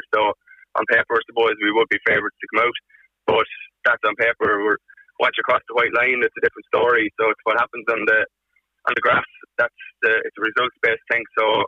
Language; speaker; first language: English; native; English